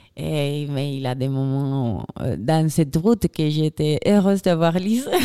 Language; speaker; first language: French; non-native, fluent; Spanish